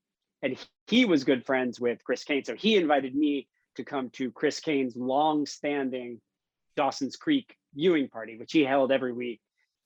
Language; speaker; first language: English; native; English